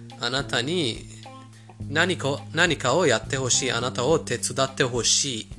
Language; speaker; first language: Japanese; non-native, fluent; Persian